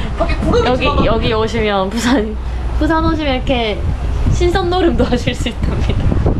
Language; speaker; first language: Korean; native; Korean